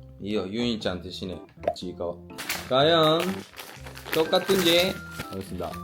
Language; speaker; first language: Korean; non-native, fluent; Japanese